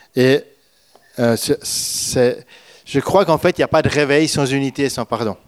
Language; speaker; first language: French; native; French